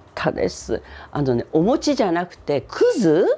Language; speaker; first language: Japanese; non-native, fluent; Chinese